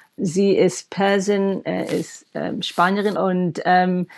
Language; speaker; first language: German; non-native, fluent; English